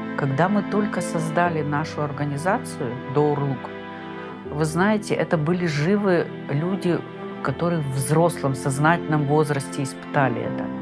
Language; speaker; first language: Russian; non-native, local second language; Gagauz